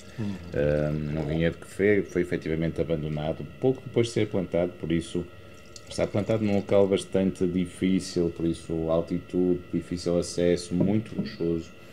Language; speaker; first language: Portuguese; native; Portuguese